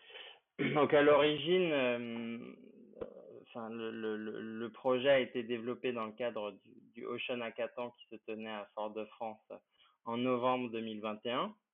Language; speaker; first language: French; native; French